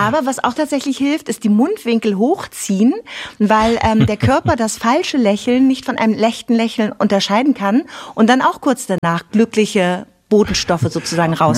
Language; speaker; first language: German; native; German